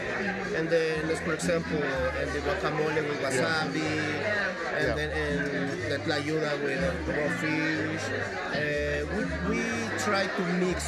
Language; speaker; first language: English; non-native, learner; Spanish